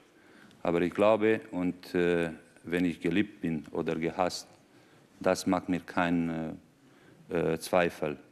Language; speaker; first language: German; non-native, fluent; Romanian